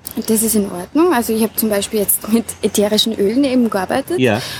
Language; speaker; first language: German; native; German